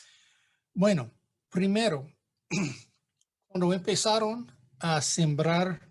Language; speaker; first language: Spanish; non-native, fluent; English